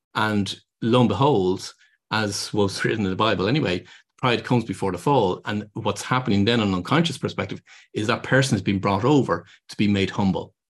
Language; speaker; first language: English; native; English